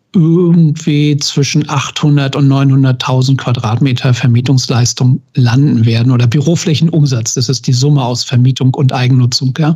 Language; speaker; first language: German; native; German